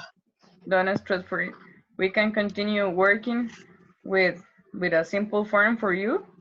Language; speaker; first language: English; non-native, learner; Spanish